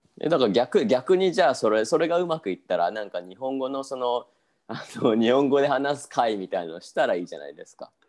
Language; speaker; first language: Japanese; native; Japanese